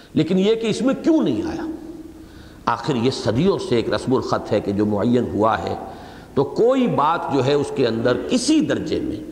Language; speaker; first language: Urdu; native; Urdu